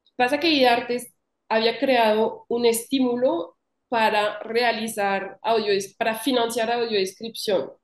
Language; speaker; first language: Spanish; non-native, fluent; French